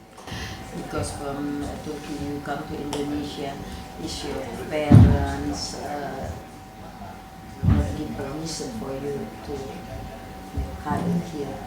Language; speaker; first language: English; non-native, local second language; Indonesian